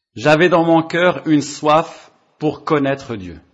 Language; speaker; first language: French; non-native, local second language; Arabic